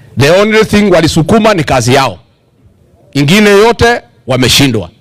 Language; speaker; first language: Swahili; non-native, local second language; Kikuyu